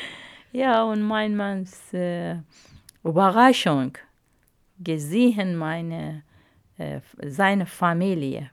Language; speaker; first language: German; non-native, learner; Arabic